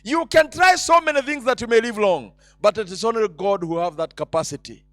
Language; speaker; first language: English; non-native, local second language; Swahili